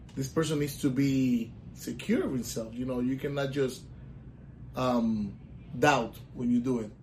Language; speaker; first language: English; non-native, local second language; Spanish